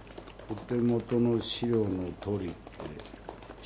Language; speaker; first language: Japanese; native; Japanese